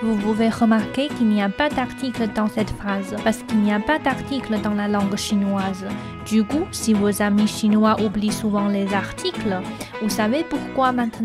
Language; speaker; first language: French; non-native, fluent; Chinese